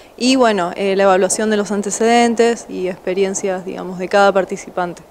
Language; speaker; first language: Spanish; native; Spanish